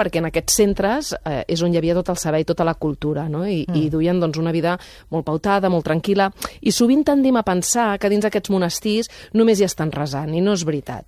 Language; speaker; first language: Catalan; native; Catalan